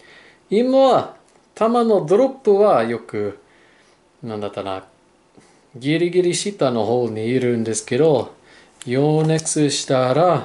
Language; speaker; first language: Japanese; non-native, learner; English